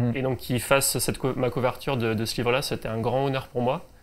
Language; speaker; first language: French; native; French